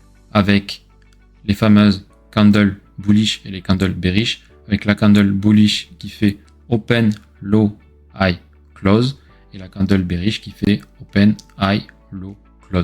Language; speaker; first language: French; native; French